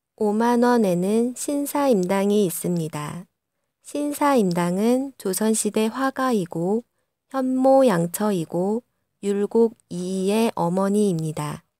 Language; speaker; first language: Korean; non-native, learner; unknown